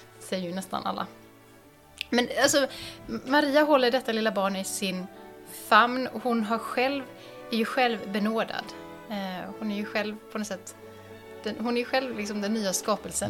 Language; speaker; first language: Swedish; native; Swedish